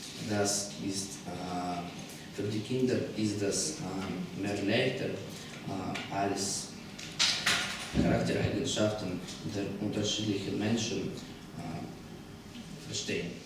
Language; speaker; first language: German; non-native, learner; Russian